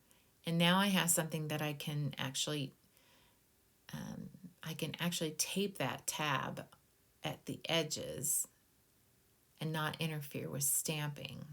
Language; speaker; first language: English; native; English